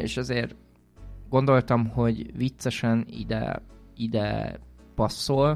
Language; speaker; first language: Hungarian; native; Hungarian